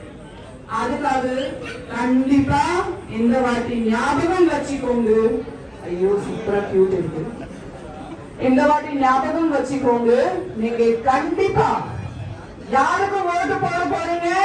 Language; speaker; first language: Tamil; non-native, fluent; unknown